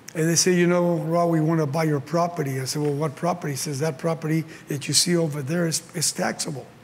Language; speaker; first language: English; early bilingual, other home language; Spanish